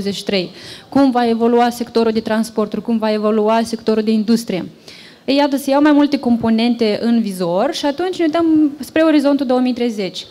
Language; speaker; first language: Romanian; native; Romanian